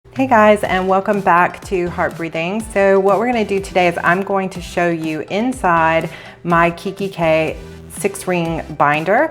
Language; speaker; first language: English; native; English